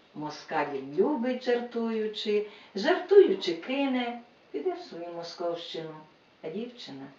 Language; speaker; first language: Ukrainian; native; Ukrainian